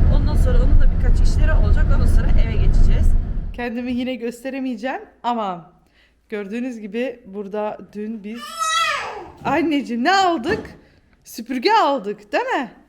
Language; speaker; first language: Turkish; early bilingual, heritage; Turkish